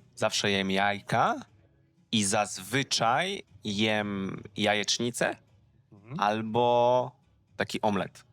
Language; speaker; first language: Polish; native; Polish